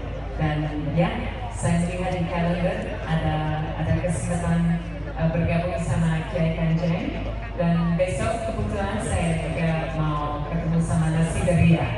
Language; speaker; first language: Indonesian; non-native, fluent; English